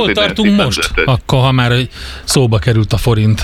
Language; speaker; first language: Hungarian; native; Hungarian